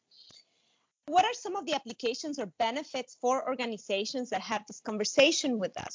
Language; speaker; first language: English; non-native, fluent; Spanish